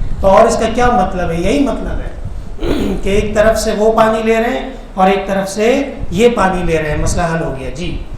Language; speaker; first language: Urdu; non-native, local second language; Pashto